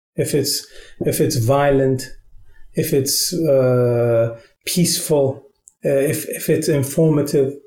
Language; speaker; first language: English; non-native, fluent; Arabic